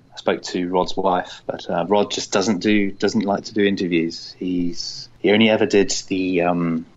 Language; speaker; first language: English; native; English